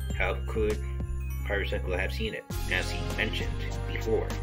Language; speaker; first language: English; native; English